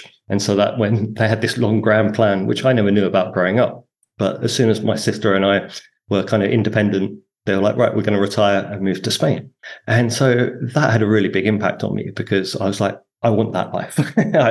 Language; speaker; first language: English; native; English